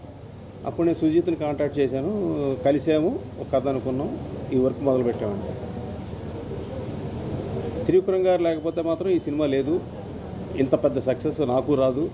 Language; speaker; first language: Telugu; native; Telugu